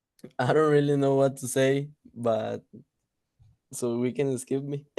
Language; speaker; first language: English; non-native, learner; Spanish